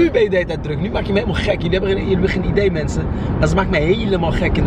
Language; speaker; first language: Dutch; native; Dutch